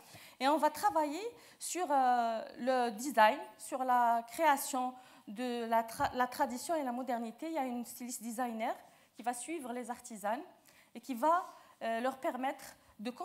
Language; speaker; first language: French; non-native, local second language; Arabic